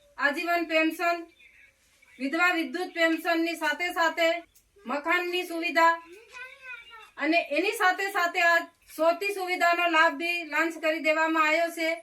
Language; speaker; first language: Gujarati; native; Gujarati